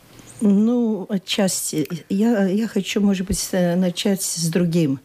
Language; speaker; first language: Russian; non-native, local second language; Latvian